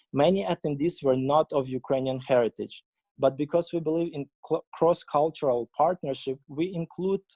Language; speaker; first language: English; non-native, fluent; Ukrainian